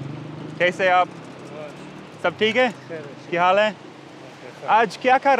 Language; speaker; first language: Hindi; non-native, learner; English